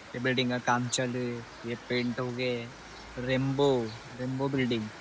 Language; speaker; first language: Hindi; non-native, local second language; Marathi